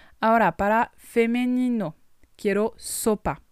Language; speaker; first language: Spanish; non-native, fluent; French